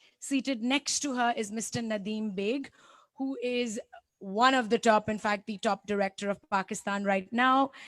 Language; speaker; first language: English; non-native, local second language; Urdu